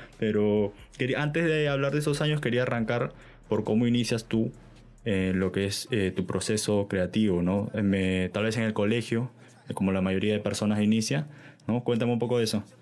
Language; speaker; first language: Spanish; native; Spanish